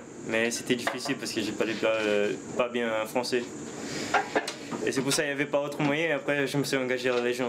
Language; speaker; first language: French; non-native, fluent; Portuguese